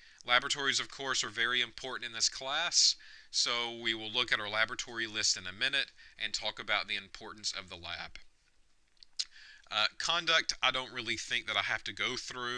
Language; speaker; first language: English; native; English